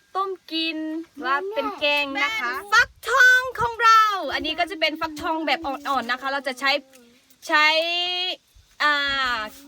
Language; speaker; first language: Thai; non-native, local second language; S'gaw Karen